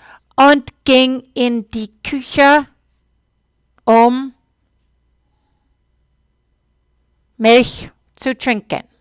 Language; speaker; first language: German; non-native, fluent; English